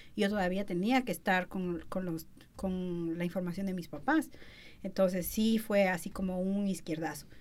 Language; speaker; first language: Spanish; early bilingual, other home language; English